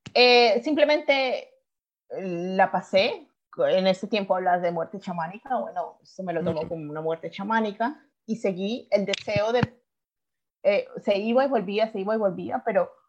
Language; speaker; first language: Spanish; native; Spanish